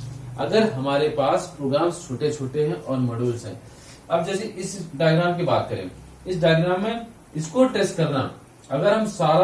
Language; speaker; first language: Hindi; native; Hindi